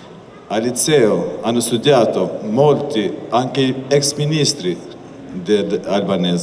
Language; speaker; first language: Italian; non-native, learner; Albanian